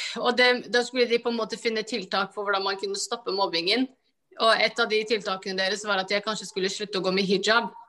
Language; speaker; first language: Norwegian; early bilingual, other home language; Somali